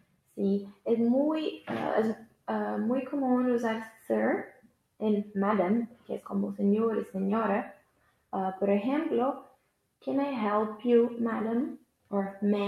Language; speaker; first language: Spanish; non-native, fluent; Portuguese